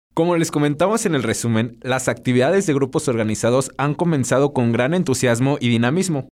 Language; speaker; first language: Spanish; native; Spanish